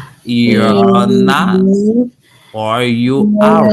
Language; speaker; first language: English; non-native, fluent; Haitian Creole